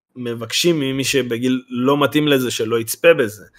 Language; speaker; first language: Hebrew; native; Hebrew